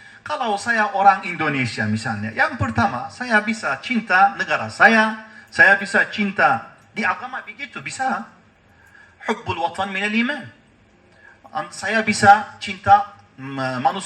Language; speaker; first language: Indonesian; non-native, learner; Turkish